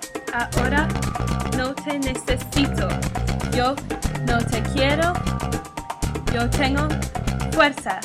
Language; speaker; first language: Spanish; non-native, learner; English